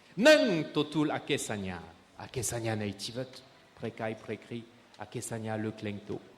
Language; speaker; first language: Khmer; non-native, fluent; French